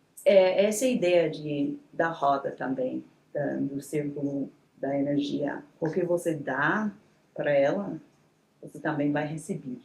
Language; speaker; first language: Portuguese; non-native, fluent; English